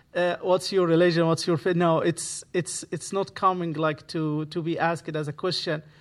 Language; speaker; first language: English; non-native, fluent; Arabic